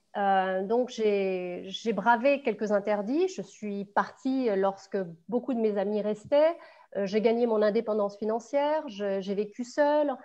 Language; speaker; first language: French; native; French